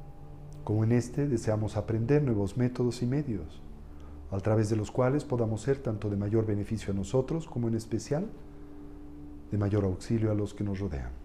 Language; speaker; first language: Spanish; native; Spanish